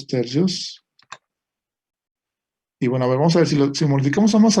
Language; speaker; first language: Spanish; native; Spanish